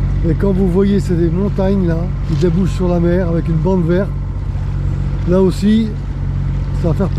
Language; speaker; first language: French; native; French